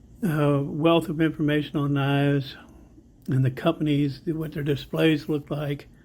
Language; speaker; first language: English; native; English